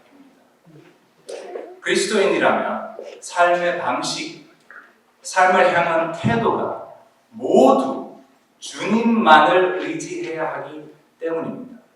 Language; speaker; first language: Korean; early bilingual, heritage; Korean